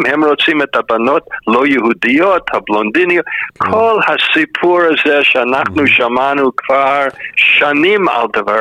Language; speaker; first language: Hebrew; non-native, fluent; English